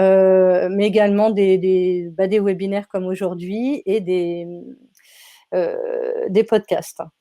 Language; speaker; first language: French; native; French